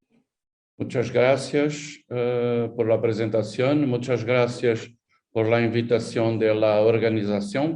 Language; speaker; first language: Spanish; non-native, fluent; Portuguese